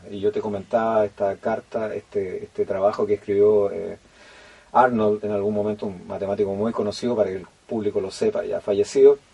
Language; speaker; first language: Spanish; native; Spanish